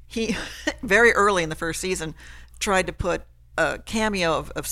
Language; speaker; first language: English; native; English